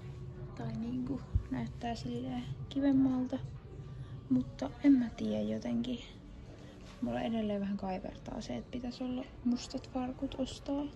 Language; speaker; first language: Finnish; native; Finnish